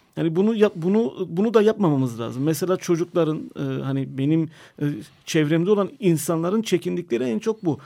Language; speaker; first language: Turkish; non-native, local second language; Armenian